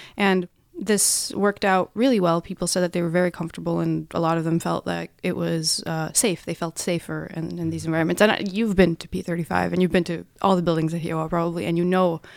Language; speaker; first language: English; non-native, fluent; Russian